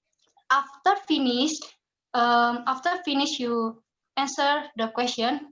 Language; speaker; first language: English; non-native, learner; Indonesian